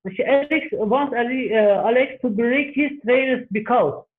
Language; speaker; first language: English; non-native, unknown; Turkish